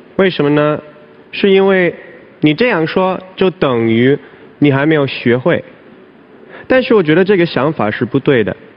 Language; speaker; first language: Chinese; non-native, fluent; English